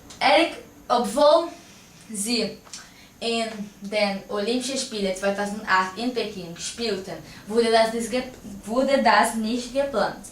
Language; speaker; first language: German; non-native, learner; Portuguese